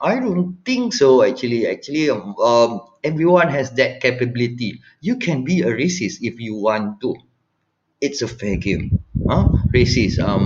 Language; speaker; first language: English; non-native, local second language; Malay